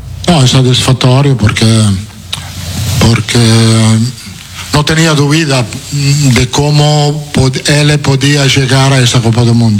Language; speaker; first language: Portuguese; non-native, fluent; Italian